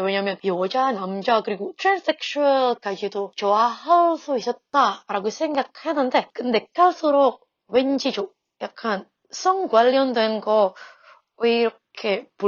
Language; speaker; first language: Korean; non-native, fluent; Indonesian